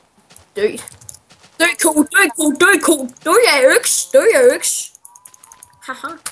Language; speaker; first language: Danish; native; Danish